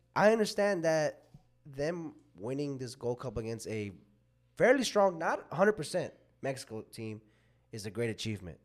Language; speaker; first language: English; early bilingual, other home language; Spanish